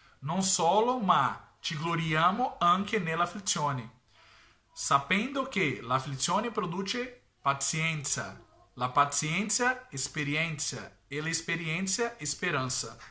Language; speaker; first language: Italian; non-native, learner; Portuguese